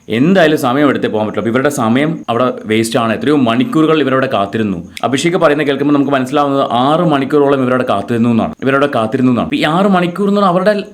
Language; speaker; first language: Malayalam; native; Malayalam